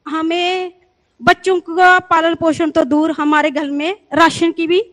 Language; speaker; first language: Hindi; native; Hindi